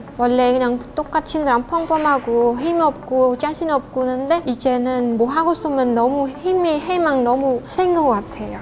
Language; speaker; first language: Korean; non-native, learner; Khmer